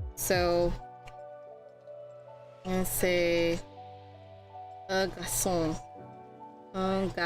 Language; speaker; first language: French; non-native, learner; English